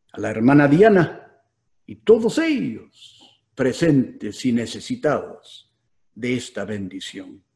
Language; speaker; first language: Spanish; native; Spanish